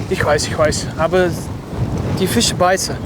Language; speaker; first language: German; non-native, learner; Dutch